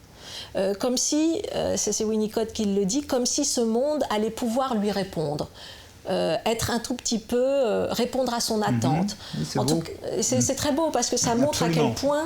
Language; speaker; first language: French; native; French